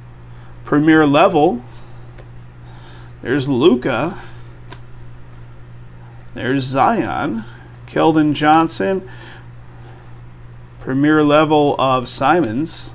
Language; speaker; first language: English; native; English